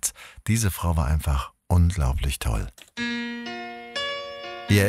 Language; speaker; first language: German; native; German